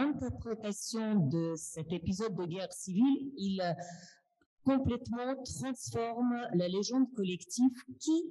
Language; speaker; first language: French; non-native, fluent; Russian